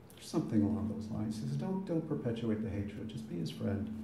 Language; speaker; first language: English; native; English